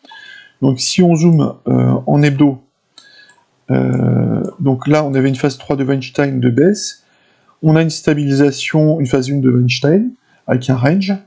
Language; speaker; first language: French; native; French